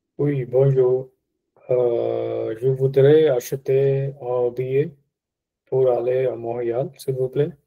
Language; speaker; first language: French; non-native, learner; Punjabi